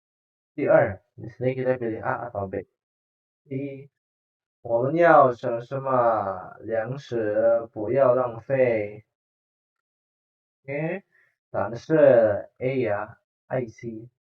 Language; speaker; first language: Chinese; non-native, fluent; Indonesian